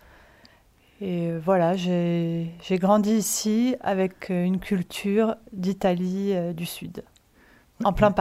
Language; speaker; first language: French; early bilingual, other home language; Italian